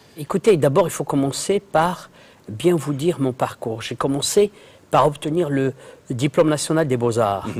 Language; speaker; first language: French; non-native, local second language; Arabic